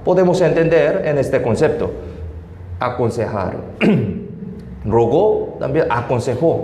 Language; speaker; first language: Spanish; non-native, fluent; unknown